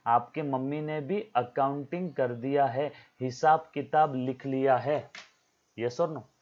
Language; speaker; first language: Hindi; non-native, local second language; Marathi